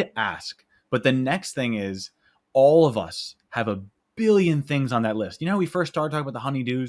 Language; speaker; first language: English; native; English